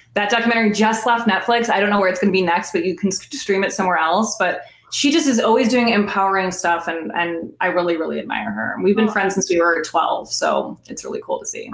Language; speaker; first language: English; native; English